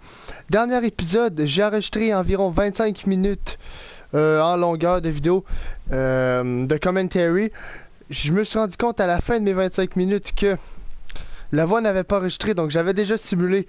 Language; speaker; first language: French; native; French